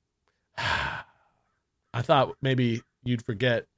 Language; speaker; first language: English; native; English